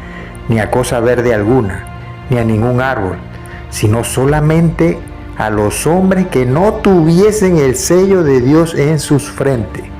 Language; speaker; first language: Spanish; native; Spanish